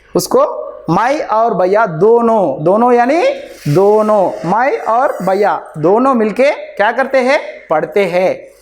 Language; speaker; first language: Hindi; non-native, local second language; Telugu